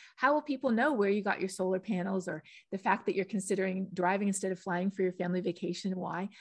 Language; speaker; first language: English; native; English